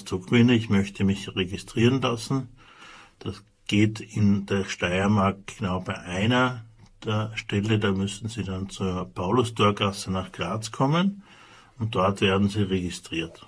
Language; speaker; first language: German; native; German